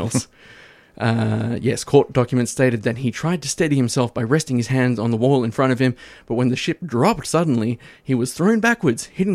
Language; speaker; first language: English; native; English